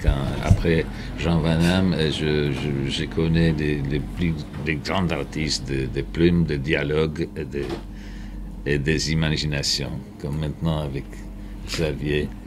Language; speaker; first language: French; non-native, fluent; Polish